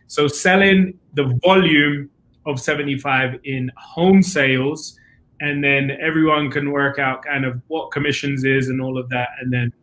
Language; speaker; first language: English; native; English